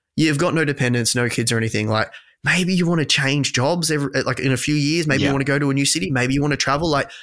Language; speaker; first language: English; native; English